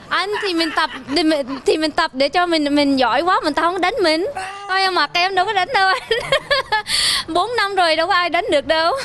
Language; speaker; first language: Vietnamese; early bilingual, heritage; Vietnamese